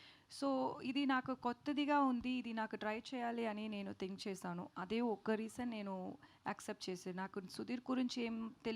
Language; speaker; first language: Telugu; non-native, learner; Tamil